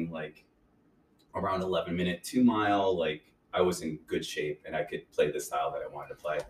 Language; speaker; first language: English; native; English